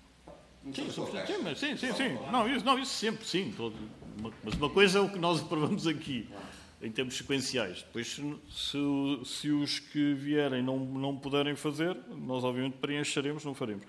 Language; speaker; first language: Portuguese; native; Portuguese